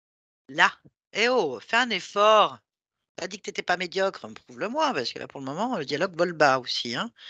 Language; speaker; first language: French; native; French